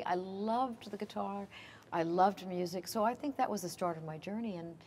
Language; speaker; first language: English; native; English